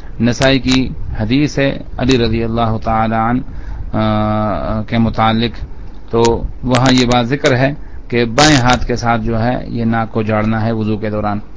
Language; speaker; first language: Urdu; non-native, local second language; Pashto